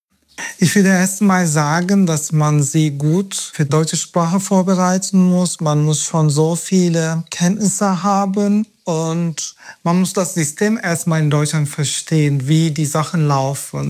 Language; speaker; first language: German; non-native, fluent; Turkish